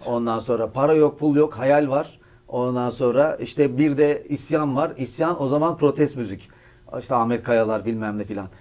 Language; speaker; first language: Turkish; native; Turkish